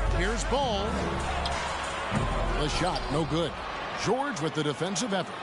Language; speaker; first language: English; native; English